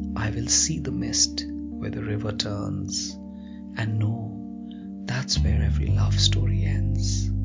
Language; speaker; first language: English; non-native, local second language; Hindi